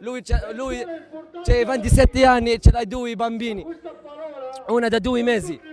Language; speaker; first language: Italian; non-native, learner; Arabic